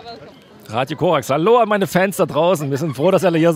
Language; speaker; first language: German; native; German